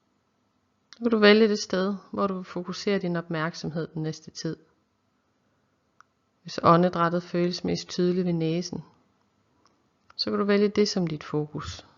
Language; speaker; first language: Danish; native; Danish